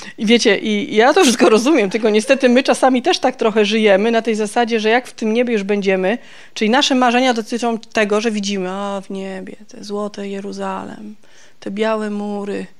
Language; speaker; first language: Polish; native; Polish